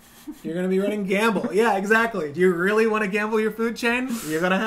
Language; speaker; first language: English; native; English